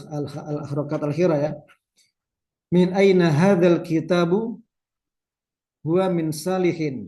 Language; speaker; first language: Arabic; non-native, fluent; Indonesian